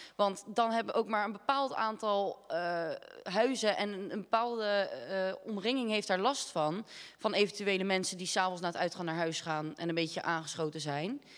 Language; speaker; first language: Dutch; native; Dutch